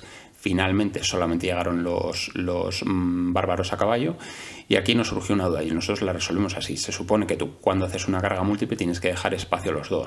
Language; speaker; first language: Spanish; native; Spanish